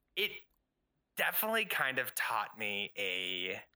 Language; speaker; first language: English; native; English